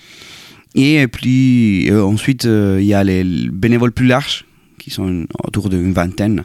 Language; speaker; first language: French; non-native, fluent; Spanish